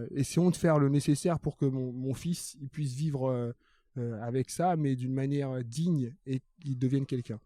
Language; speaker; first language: French; early bilingual, other home language; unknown